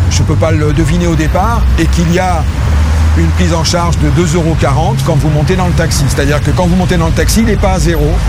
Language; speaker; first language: French; native; French